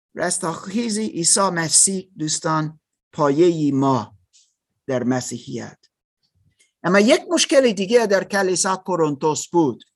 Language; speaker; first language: Persian; non-native, learner; German